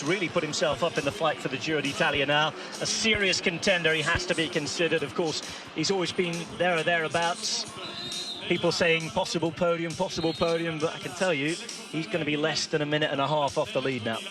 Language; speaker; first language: English; native; English